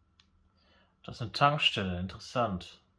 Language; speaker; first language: German; native; German